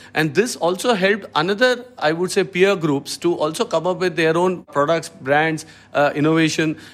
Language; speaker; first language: English; non-native, local second language; Malayalam